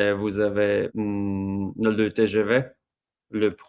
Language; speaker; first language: French; non-native, learner; English